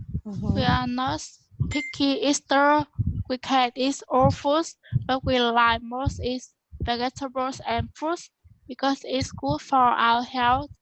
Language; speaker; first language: English; non-native, learner; Vietnamese